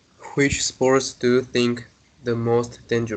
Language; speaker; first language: English; non-native, learner; Chinese